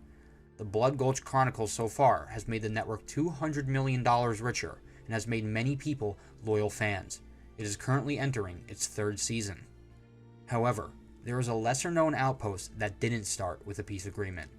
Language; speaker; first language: English; native; English